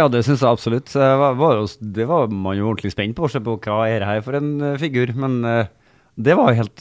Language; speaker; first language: Norwegian; native; Norwegian